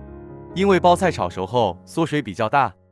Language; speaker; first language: Chinese; native; Chinese